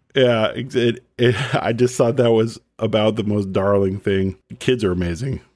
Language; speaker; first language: English; native; English